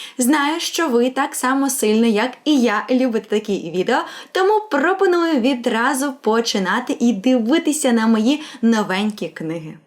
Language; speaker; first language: Ukrainian; non-native, local second language; Russian